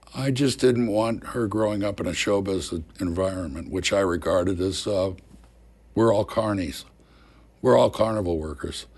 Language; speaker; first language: English; native; English